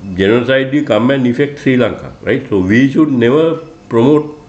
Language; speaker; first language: English; non-native, local second language; Sinhala